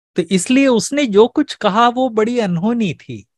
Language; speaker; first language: Hindi; native; Hindi